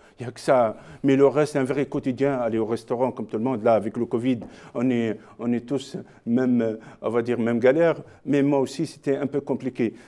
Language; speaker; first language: French; non-native, local second language; Arabic